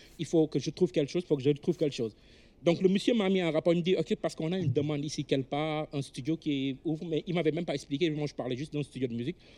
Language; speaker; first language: French; non-native, local second language; Wolof